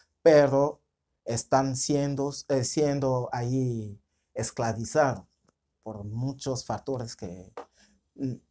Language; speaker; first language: Spanish; non-native, fluent; French